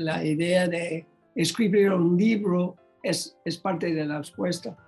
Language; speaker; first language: Spanish; non-native, learner; English